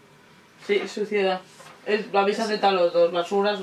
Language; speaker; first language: Spanish; native; Spanish